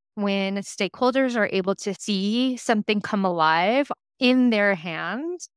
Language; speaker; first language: English; native; English